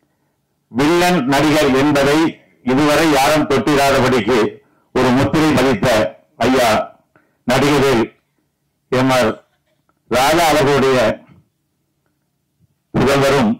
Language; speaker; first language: Tamil; native; Tamil